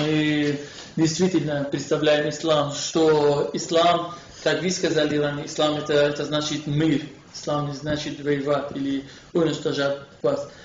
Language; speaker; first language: Russian; non-native, fluent; Kurdish